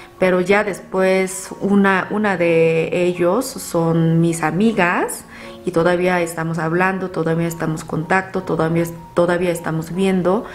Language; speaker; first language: Spanish; non-native, fluent; Korean